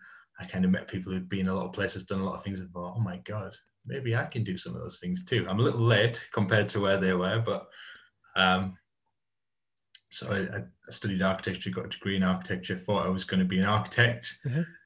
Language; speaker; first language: English; native; English